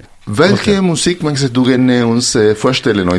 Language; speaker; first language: German; non-native, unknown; Spanish